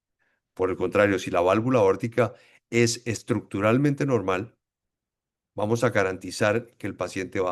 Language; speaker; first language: Spanish; native; Spanish